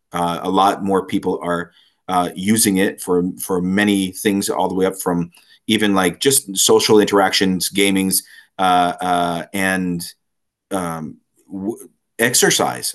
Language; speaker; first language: English; native; English